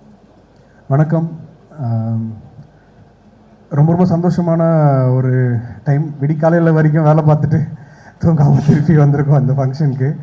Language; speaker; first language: Tamil; native; Tamil